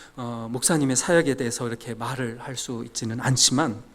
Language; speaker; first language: Korean; native; Korean